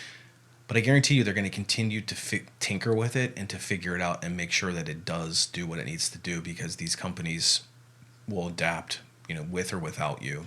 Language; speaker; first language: English; native; English